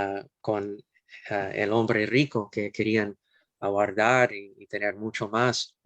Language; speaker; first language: Spanish; non-native, fluent; English